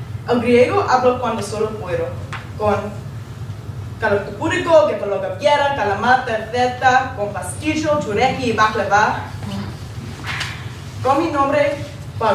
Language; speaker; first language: Spanish; non-native, learner; English